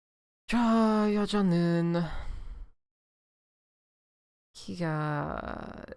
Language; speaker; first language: Korean; non-native, learner; English